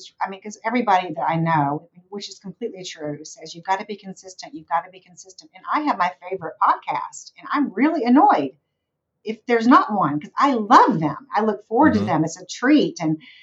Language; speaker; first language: English; native; English